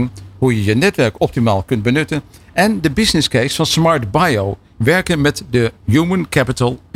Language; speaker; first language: Dutch; native; Dutch